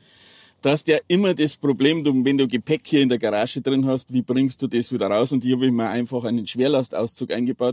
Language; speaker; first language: German; native; German